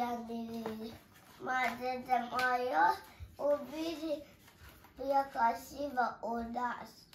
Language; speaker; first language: Russian; early bilingual, heritage; Russian